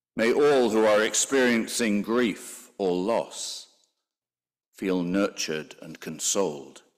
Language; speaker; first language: English; native; English